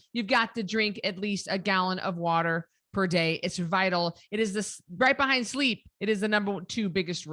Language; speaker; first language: English; native; English